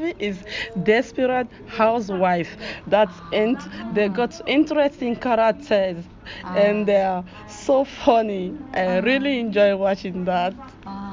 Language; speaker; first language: English; non-native, fluent; French